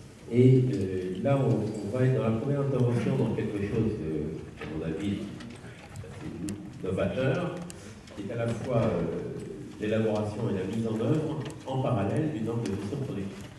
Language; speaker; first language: French; native; French